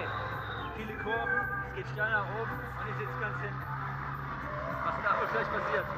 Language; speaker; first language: German; native; German